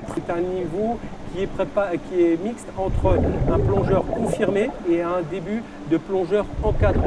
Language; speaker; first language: French; native; French